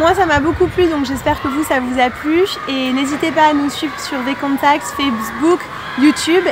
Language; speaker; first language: French; native; French